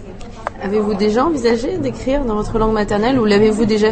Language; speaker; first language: French; non-native, fluent; Czech